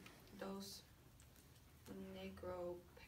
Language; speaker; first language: Spanish; non-native, learner; English